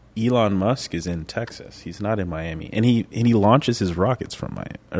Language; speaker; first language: English; native; English